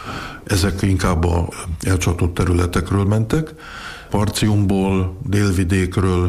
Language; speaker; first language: Hungarian; early bilingual, heritage; Hungarian